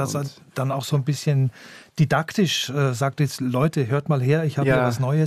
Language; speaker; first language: German; native; German